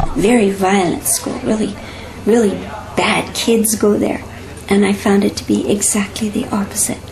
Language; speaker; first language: English; native; English